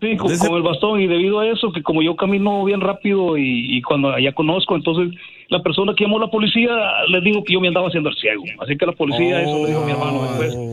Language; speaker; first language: Spanish; native; Spanish